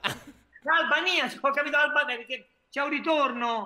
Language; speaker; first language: Italian; native; Italian